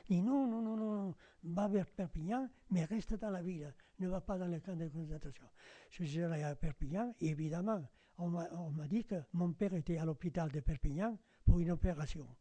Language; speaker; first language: French; non-native, fluent; Spanish